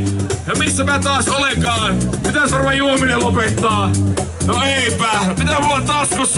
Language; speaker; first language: Finnish; native; Finnish